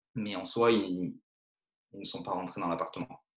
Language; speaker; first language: French; native; French